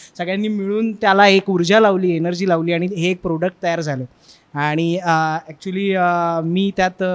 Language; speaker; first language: Marathi; native; Marathi